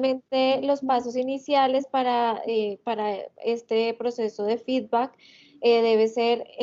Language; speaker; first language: Spanish; native; Spanish